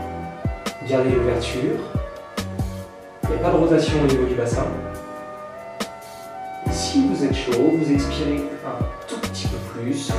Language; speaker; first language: French; native; French